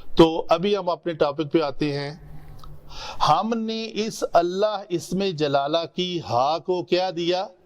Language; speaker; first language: Urdu; non-native, local second language; Punjabi